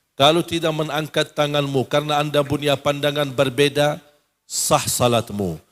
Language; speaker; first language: Malay; non-native, fluent; Arabic